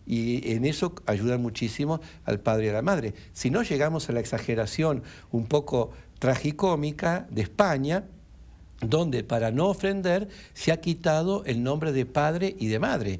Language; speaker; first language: Spanish; native; Spanish